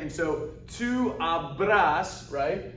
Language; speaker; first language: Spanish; non-native, fluent; English